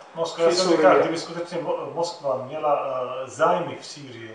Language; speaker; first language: Czech; non-native, fluent; Arabic